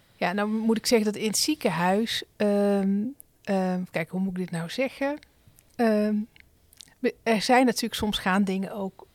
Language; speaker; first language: Dutch; native; Dutch